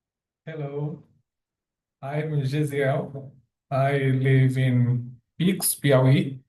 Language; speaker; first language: English; non-native, learner; Portuguese